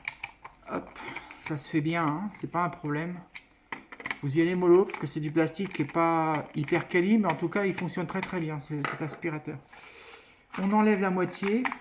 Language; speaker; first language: French; native; French